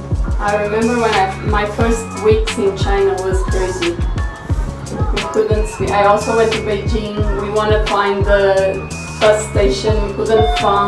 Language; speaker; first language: English; non-native, learner; Portuguese